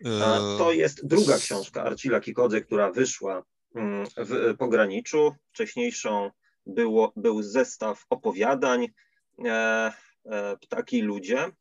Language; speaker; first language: Polish; native; Polish